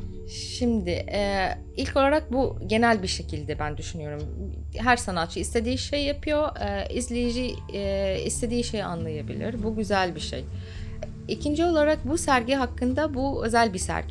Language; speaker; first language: Turkish; non-native, fluent; Arabic